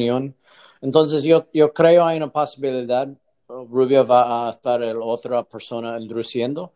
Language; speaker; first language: Spanish; non-native, learner; English